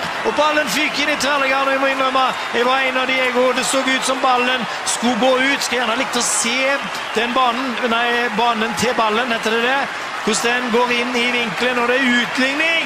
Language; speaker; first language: Norwegian; native; Norwegian